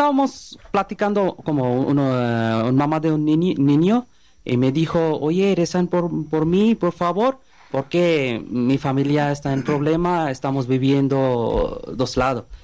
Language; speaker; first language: Spanish; non-native, learner; Bangla